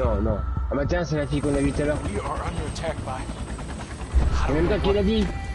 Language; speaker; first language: French; native; French